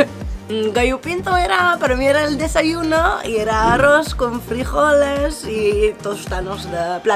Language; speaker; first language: Spanish; non-native, fluent; Dutch